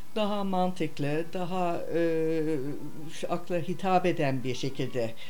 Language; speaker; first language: Turkish; non-native, fluent; German